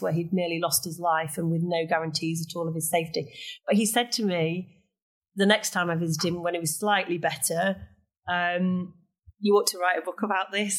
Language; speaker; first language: English; native; English